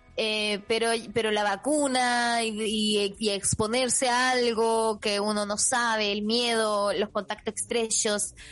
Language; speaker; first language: Spanish; native; Spanish